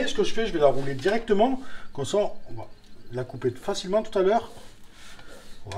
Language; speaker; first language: French; native; French